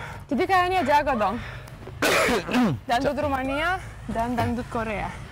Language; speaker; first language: Indonesian; non-native, fluent; Romanian